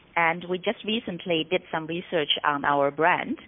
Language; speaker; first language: English; non-native, fluent; Chinese